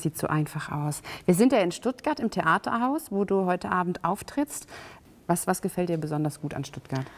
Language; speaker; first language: German; native; German